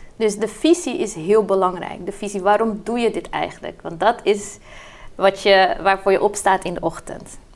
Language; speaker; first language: Dutch; non-native, fluent; Portuguese